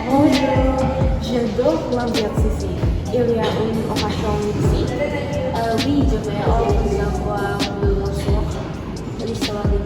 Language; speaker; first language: French; non-native, learner; Indonesian